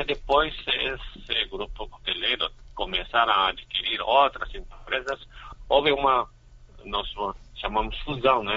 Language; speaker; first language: Portuguese; non-native, fluent; Chinese